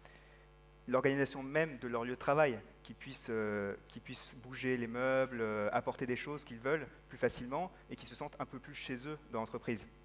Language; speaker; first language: French; native; French